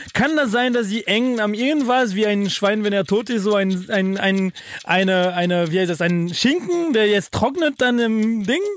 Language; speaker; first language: German; non-native, fluent; French